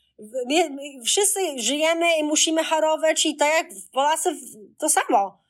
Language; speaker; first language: Polish; early bilingual, heritage; Polish